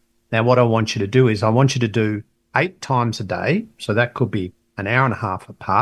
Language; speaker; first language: English; native; English